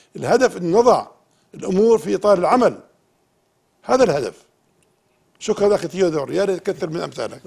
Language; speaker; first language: Arabic; native; Arabic